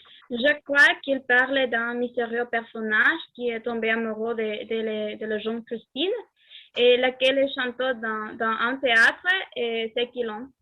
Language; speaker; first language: French; non-native, learner; Spanish